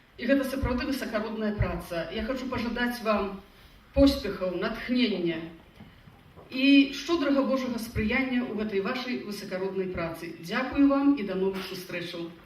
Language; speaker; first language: Belarusian; native; Belarusian